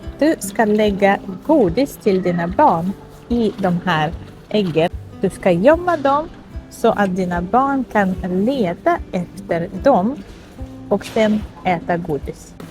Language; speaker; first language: Swedish; non-native, fluent; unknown